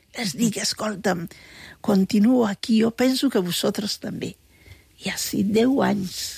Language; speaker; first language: Catalan; non-native, fluent; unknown